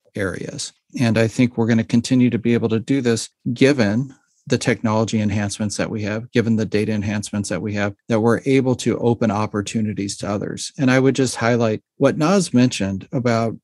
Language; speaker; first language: English; native; English